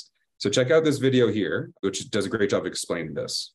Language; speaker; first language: English; native; English